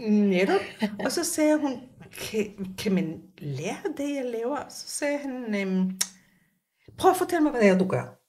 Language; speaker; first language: Danish; non-native, fluent; Hebrew